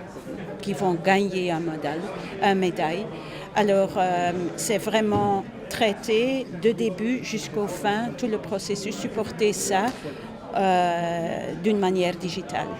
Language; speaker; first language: French; non-native, fluent; Dutch